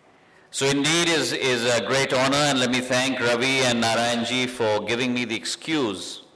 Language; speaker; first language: English; non-native, local second language; Hindi